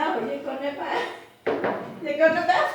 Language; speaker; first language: French; non-native, learner; Vietnamese